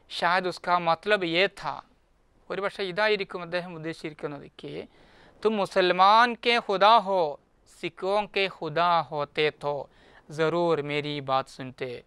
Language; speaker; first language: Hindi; non-native, local second language; Malayalam